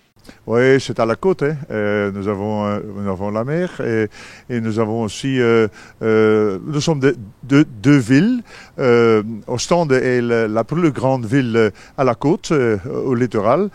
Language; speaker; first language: French; non-native, local second language; Dutch